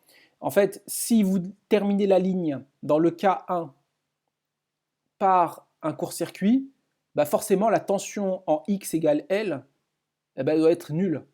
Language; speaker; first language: French; native; French